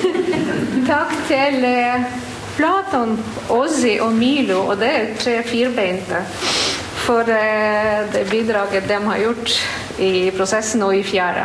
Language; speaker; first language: Norwegian; non-native, fluent; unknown